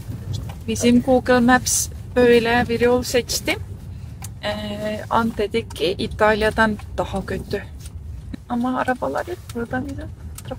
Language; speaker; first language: Turkish; non-native, learner; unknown